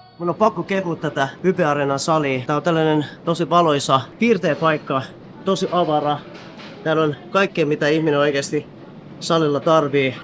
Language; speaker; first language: Finnish; early bilingual, other home language; Kurdish